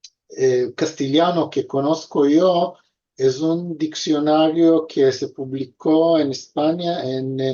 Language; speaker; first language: Spanish; early bilingual, heritage; Ladino